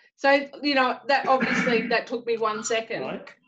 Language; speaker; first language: English; native; English